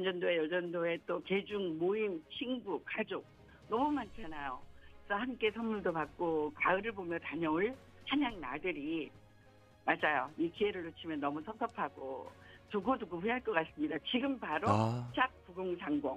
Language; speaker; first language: Korean; native; Korean